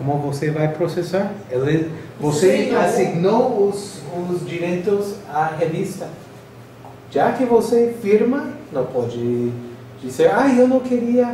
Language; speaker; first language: Portuguese; non-native, fluent; English